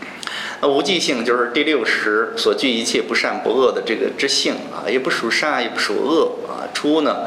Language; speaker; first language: Chinese; native; Chinese